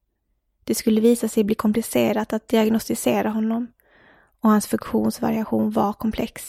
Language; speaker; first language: Swedish; native; Swedish